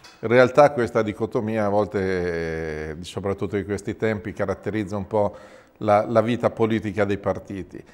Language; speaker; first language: Italian; native; Italian